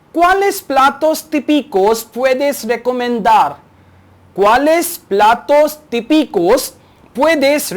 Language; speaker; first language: Spanish; non-native, learner; Urdu